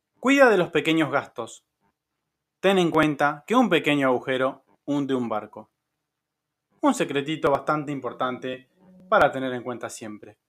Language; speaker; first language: Spanish; native; Spanish